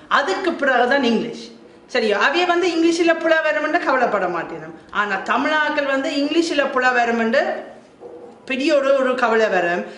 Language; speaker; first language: Tamil; non-native, fluent; German